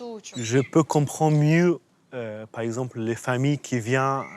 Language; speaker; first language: French; non-native, fluent; Ukrainian